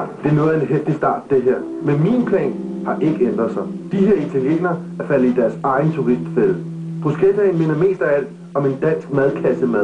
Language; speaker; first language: Danish; native; Danish